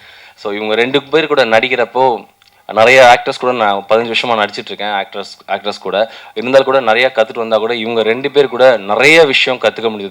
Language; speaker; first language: Tamil; native; Tamil